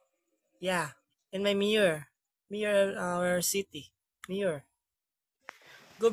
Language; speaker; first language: English; non-native, learner; Korean